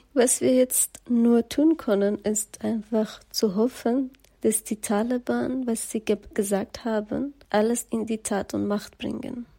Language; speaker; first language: German; non-native, fluent; Persian